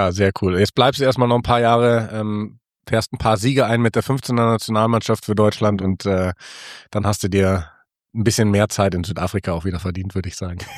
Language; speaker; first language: German; native; German